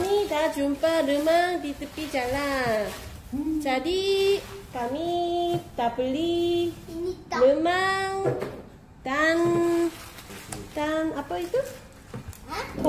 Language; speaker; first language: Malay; non-native, learner; Korean